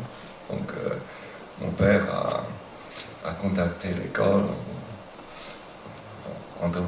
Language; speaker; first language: French; non-native, fluent; Chinese